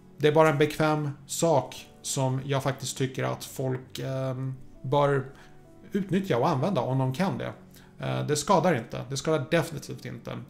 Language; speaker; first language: Swedish; early bilingual, other home language; Polish